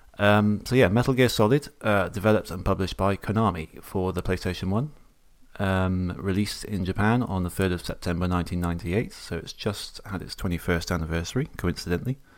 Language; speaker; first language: English; native; English